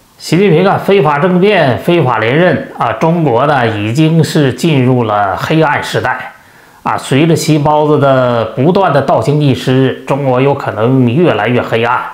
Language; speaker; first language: Chinese; native; Chinese